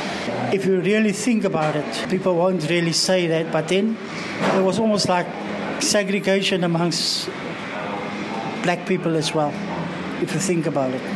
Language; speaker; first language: English; non-native, local second language; Afrikaans